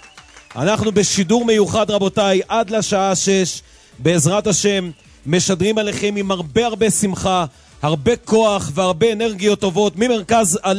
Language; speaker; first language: Hebrew; native; Hebrew